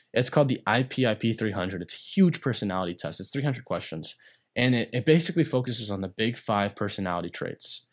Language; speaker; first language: English; native; English